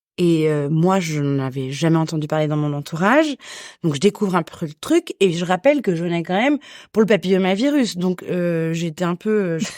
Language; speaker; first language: French; native; French